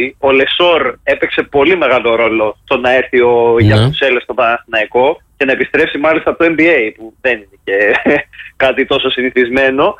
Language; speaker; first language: Greek; native; Greek